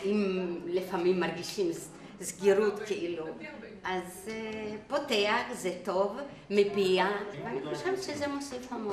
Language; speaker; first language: Hebrew; non-native, fluent; Greek